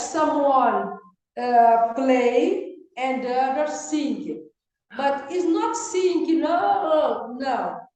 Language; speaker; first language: English; non-native, learner; Kabuverdianu